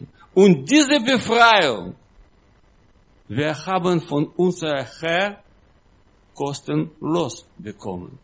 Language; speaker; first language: German; non-native, learner; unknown